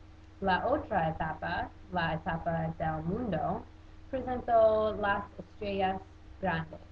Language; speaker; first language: Spanish; non-native, learner; English